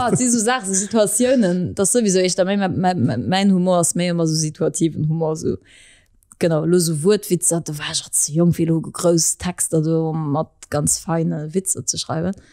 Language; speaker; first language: Luxembourgish; early bilingual, other home language; French